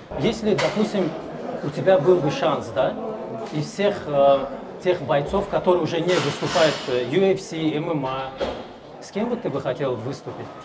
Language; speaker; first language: Russian; non-native, local second language; Tajik